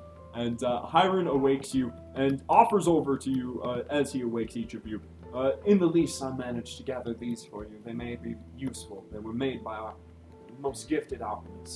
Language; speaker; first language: English; native; English